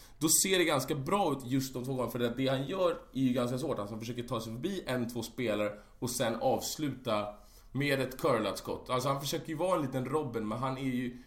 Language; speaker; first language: Swedish; native; Swedish